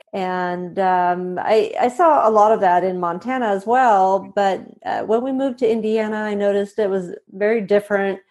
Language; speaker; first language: English; non-native, fluent; Swedish